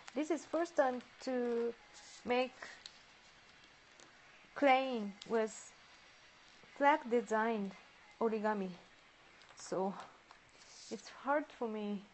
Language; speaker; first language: English; non-native, learner; Japanese